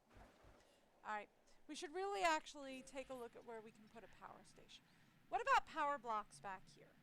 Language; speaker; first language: English; native; English